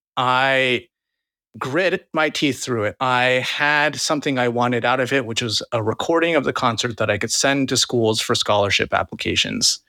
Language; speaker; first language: English; native; English